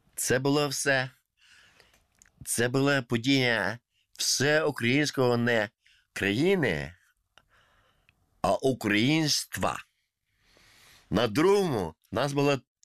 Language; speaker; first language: Ukrainian; non-native, local second language; Russian